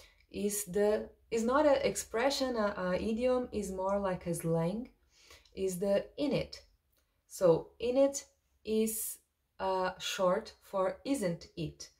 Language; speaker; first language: English; non-native, fluent; Portuguese